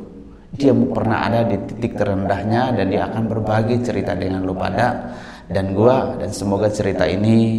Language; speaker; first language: Indonesian; native; Indonesian